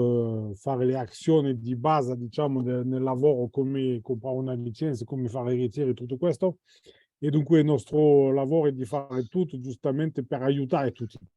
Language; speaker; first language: Italian; non-native, fluent; French